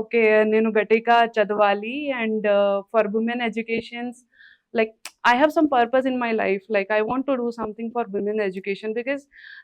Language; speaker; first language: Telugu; non-native, learner; Hindi